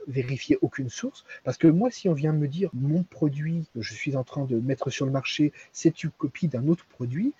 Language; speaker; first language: French; native; French